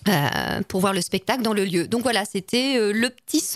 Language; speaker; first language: French; native; French